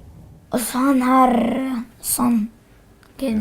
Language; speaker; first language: Norwegian; early bilingual, other home language; Arabic